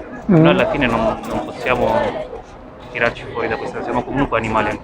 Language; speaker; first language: Italian; native; Italian